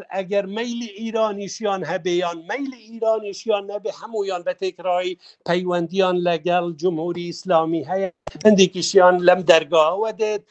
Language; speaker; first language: Central Kurdish; non-native, local second language; Kurdish